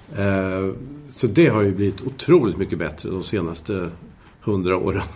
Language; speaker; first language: Swedish; native; Swedish